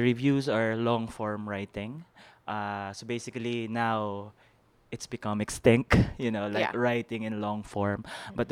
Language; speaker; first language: English; non-native, local second language; Filipino